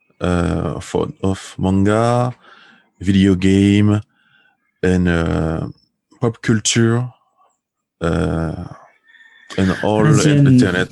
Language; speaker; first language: English; non-native, learner; French